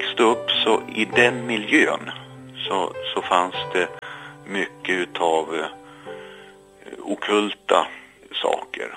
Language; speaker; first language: Swedish; native; Swedish